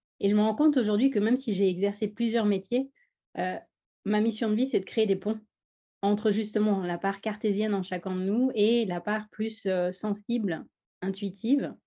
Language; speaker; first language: French; native; French